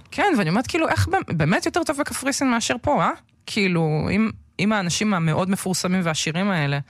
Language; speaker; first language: Hebrew; early bilingual, other home language; Russian